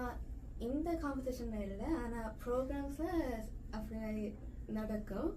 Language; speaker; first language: Tamil; early bilingual, heritage; Tamil